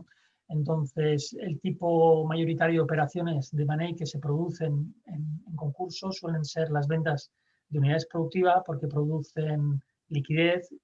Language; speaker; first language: Spanish; native; Spanish